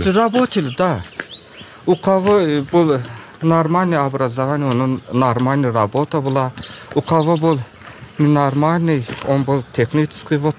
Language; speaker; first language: Russian; non-native, local second language; Azerbaijani